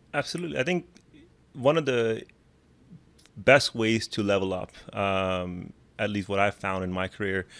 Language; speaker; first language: English; non-native, local second language; Urdu